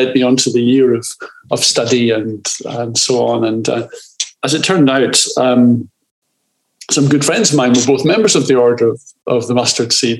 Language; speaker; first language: English; native; English